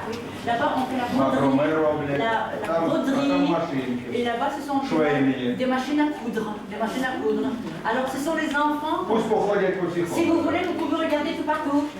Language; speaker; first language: French; non-native, fluent; Ukrainian